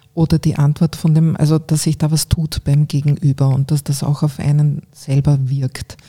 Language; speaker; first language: German; native; German